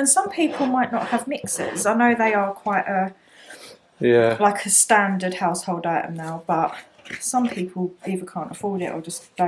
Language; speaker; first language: English; native; English